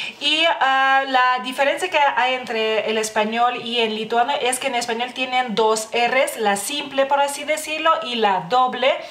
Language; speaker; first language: Spanish; non-native, fluent; Lithuanian